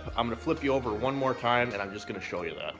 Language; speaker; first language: English; native; English